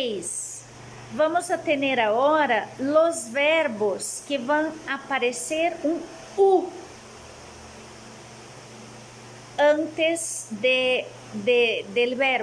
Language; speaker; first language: Spanish; non-native, fluent; Portuguese